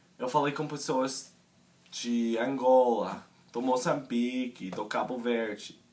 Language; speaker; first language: Portuguese; non-native, fluent; English